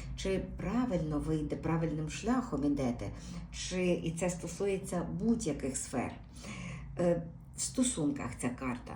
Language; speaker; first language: Ukrainian; native; Ukrainian